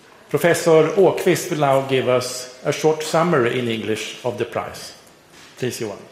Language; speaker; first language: English; non-native, fluent; Swedish